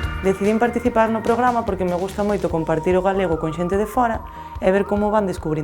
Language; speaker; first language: Galician; early bilingual, heritage; Galician